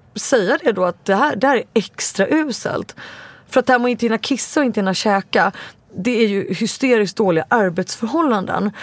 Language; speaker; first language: Swedish; native; Swedish